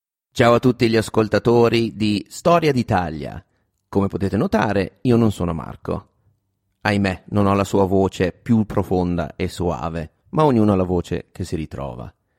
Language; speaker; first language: Italian; native; Italian